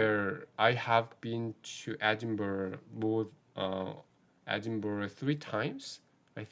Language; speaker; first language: English; non-native, learner; Korean